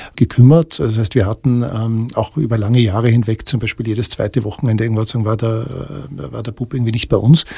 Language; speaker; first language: German; native; German